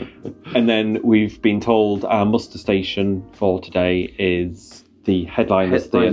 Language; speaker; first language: English; native; English